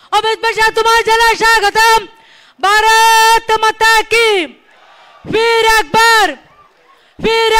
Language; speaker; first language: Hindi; non-native, local second language; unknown